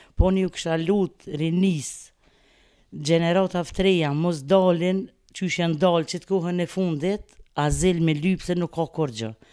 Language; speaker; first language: Albanian; native; Albanian